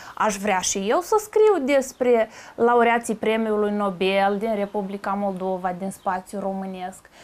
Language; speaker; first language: Romanian; native; Romanian